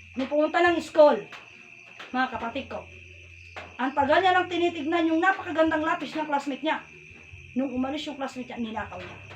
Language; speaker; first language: Filipino; non-native, local second language; Iloko